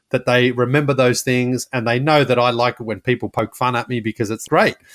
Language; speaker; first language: English; native; English